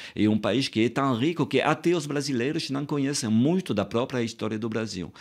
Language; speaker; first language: Portuguese; non-native, fluent; French